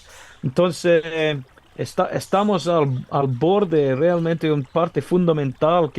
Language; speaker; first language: Spanish; non-native, learner; English